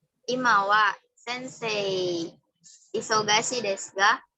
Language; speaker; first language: Japanese; non-native, learner; Indonesian